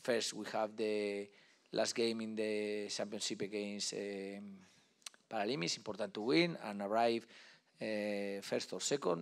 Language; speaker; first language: English; non-native, learner; Spanish